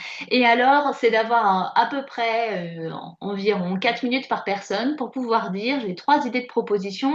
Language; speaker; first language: French; native; French